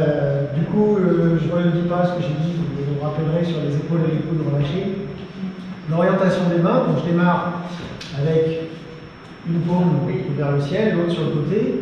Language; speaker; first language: French; native; French